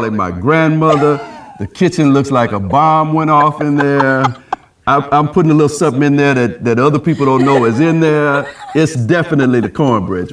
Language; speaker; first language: English; native; English